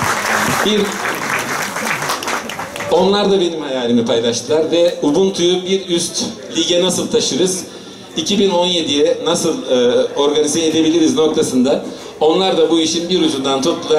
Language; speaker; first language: Turkish; native; Turkish